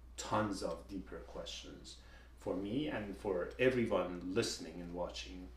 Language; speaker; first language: English; non-native, fluent; Persian